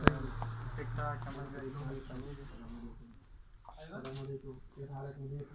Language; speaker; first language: Urdu; native; Urdu